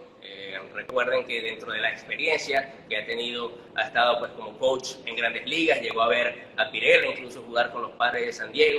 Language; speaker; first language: Spanish; native; Spanish